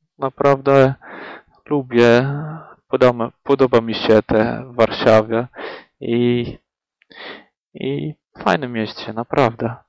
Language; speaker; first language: Polish; non-native, learner; Dutch